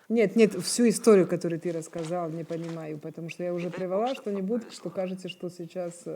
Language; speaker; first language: Russian; non-native, fluent; Serbian